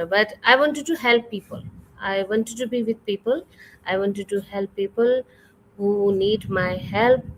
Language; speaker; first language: English; non-native, fluent; Urdu